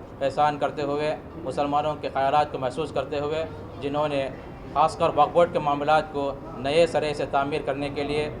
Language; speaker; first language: Urdu; native; Urdu